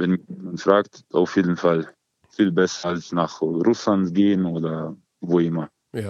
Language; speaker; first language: German; non-native, learner; Croatian